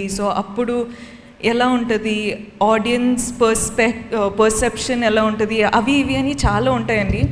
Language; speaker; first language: Telugu; non-native, local second language; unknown